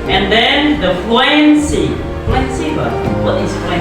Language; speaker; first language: English; non-native, learner; Indonesian